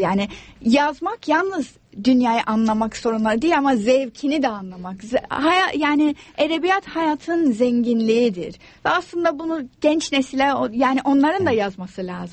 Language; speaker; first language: Turkish; non-native, fluent; English